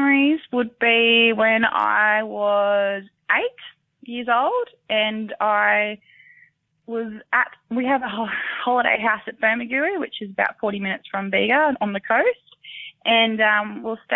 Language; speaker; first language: English; native; English